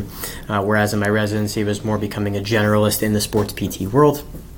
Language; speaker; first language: English; native; English